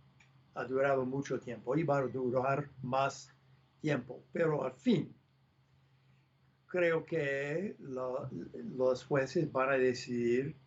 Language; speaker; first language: Spanish; non-native, fluent; English